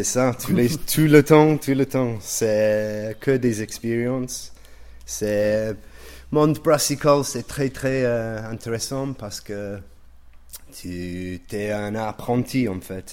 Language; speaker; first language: French; non-native, fluent; English